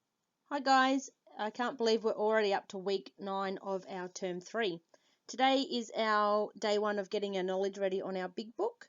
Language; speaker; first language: English; native; English